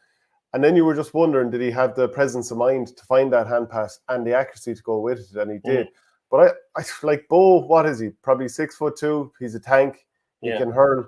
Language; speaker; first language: English; native; English